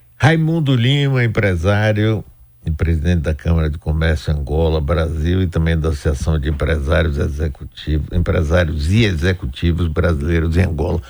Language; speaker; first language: Portuguese; native; Portuguese